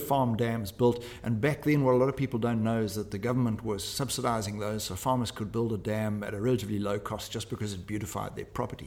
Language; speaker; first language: English; native; English